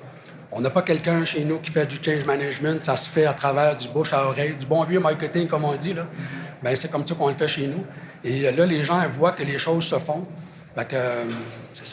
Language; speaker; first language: French; native; French